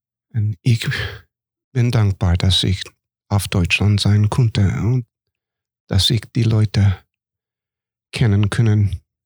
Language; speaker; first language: German; non-native, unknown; English